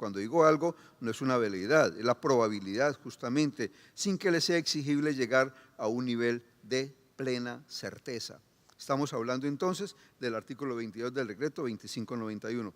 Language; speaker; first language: Spanish; native; Spanish